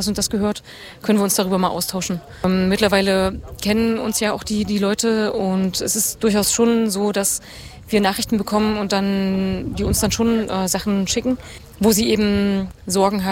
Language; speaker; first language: German; native; German